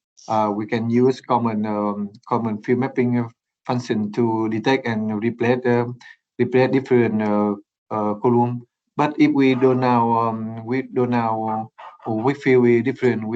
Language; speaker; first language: English; non-native, learner; Vietnamese